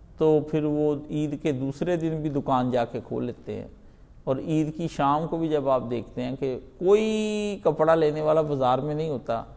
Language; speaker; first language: Urdu; non-native, local second language; Punjabi